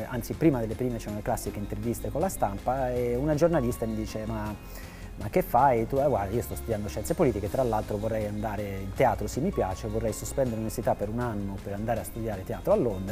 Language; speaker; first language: Italian; native; Italian